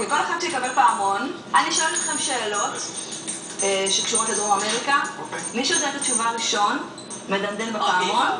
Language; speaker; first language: Hebrew; native; Hebrew